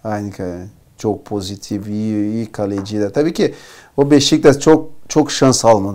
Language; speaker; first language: Turkish; non-native, learner; Portuguese